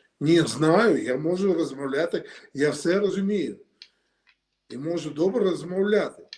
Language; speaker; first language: Ukrainian; non-native, local second language; Russian